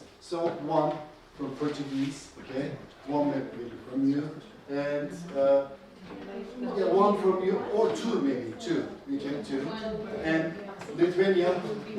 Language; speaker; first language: English; non-native, fluent; Turkish